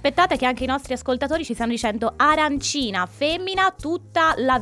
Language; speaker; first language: Italian; native; Italian